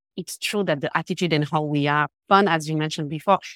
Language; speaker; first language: English; non-native, fluent; French